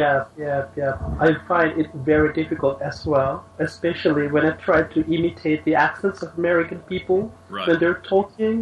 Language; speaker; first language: English; non-native, fluent; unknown